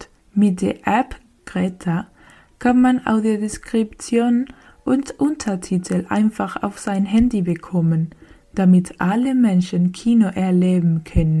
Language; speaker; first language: German; non-native, learner; Spanish